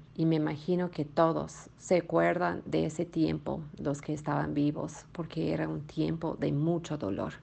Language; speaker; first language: Spanish; non-native, fluent; English